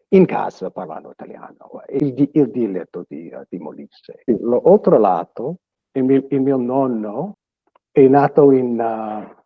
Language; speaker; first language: Italian; early bilingual, other home language; English